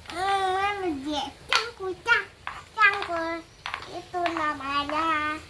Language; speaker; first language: Indonesian; native; Indonesian